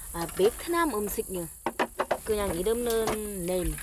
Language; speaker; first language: Korean; non-native, learner; Vietnamese